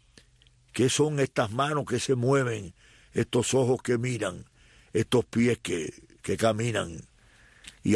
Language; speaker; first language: Spanish; native; Spanish